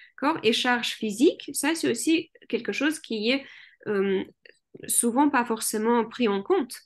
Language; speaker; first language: French; early bilingual, other home language; Russian